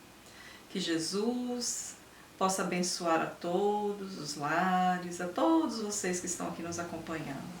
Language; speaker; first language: Portuguese; native; Portuguese